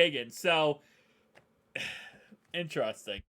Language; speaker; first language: English; native; English